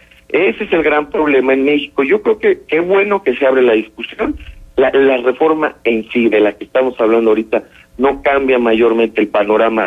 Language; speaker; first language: Spanish; native; Spanish